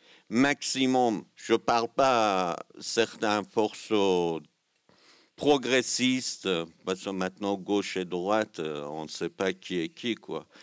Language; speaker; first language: French; non-native, fluent; Kurdish